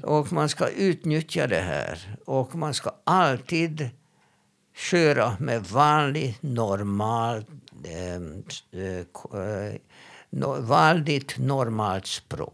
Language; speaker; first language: Swedish; non-native, fluent; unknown